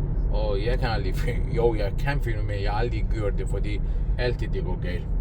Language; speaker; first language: Danish; non-native, learner; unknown